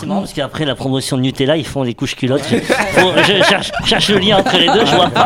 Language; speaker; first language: French; native; French